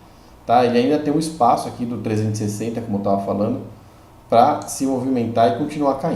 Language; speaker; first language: Portuguese; native; Portuguese